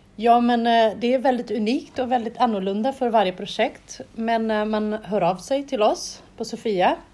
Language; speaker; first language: Swedish; non-native, fluent; Portuguese